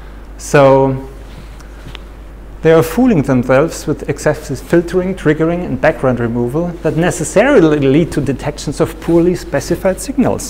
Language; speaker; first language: English; non-native, fluent; German